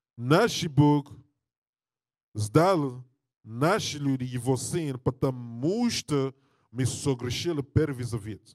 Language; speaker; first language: Russian; non-native, learner; English